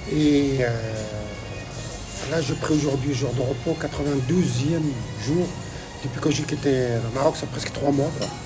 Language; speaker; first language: French; non-native, local second language; Arabic